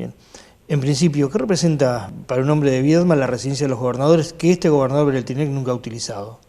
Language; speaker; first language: Spanish; native; Spanish